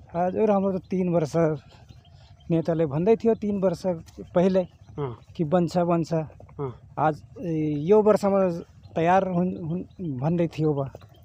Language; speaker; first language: Nepali; non-native, local second language; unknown